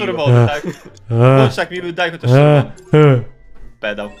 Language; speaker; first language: Polish; native; Polish